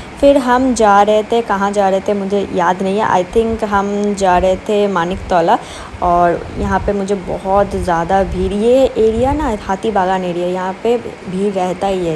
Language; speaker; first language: Hindi; non-native, local second language; Bangla